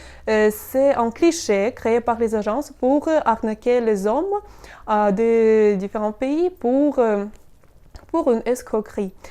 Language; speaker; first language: French; non-native, fluent; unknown